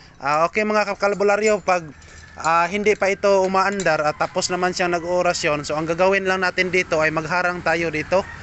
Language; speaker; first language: Filipino; native; Filipino